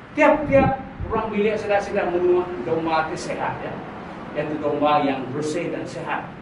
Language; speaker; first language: Malay; non-native, local second language; Iban